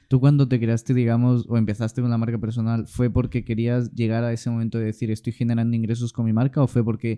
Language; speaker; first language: Spanish; native; Spanish